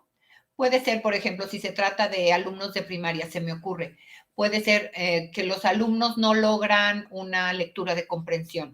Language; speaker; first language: Spanish; native; Spanish